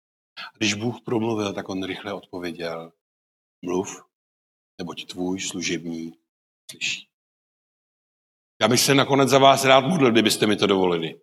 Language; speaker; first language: Czech; non-native, local second language; Polish